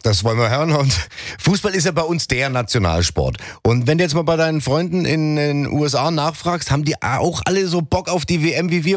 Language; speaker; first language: German; native; German